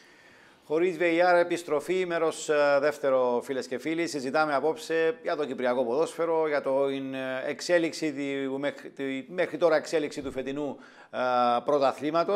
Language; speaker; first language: Greek; native; Greek